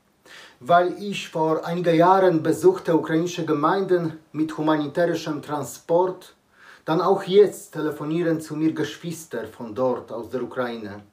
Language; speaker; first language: German; non-native, learner; Polish